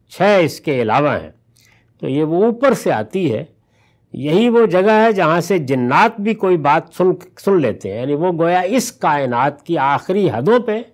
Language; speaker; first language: Urdu; non-native, local second language; Punjabi